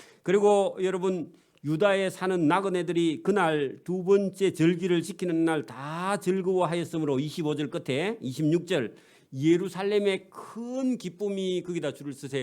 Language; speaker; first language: Korean; native; Korean